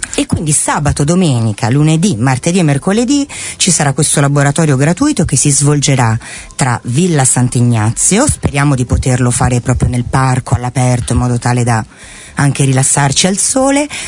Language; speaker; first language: Italian; native; Italian